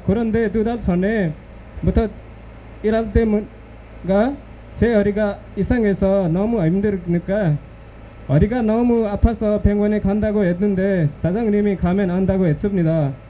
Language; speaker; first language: Korean; non-native, learner; Nepali